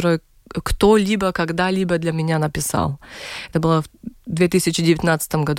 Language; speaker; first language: Russian; non-native, local second language; Latvian